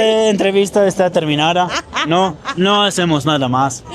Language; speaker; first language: Spanish; non-native, learner; Polish